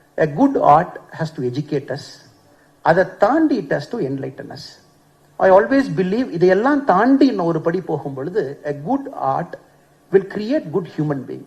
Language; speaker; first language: Tamil; native; Tamil